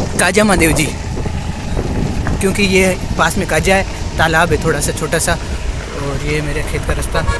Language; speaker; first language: Hindi; non-native, local second language; Rajasthani